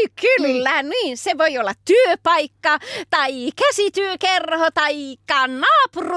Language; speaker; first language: Finnish; native; Finnish